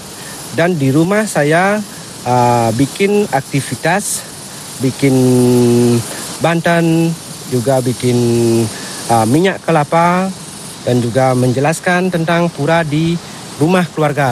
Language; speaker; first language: Indonesian; non-native, local second language; Balinese